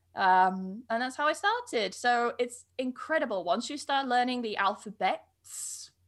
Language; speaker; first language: English; native; English